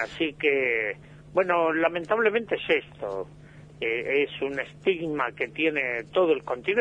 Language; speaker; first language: Spanish; native; Spanish